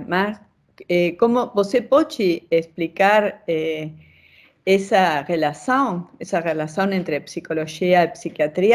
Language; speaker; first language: Portuguese; non-native, fluent; Spanish